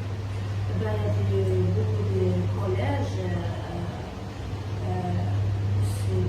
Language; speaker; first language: French; non-native, local second language; Arabic